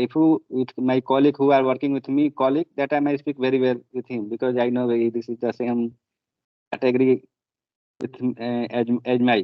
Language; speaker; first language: English; non-native, learner; Hindi